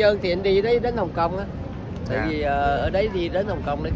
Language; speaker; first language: Vietnamese; native; Vietnamese